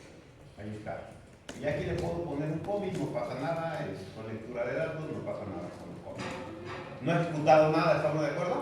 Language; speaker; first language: Spanish; native; Spanish